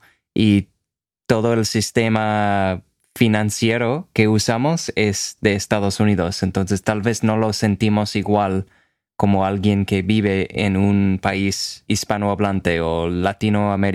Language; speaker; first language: Spanish; non-native, fluent; English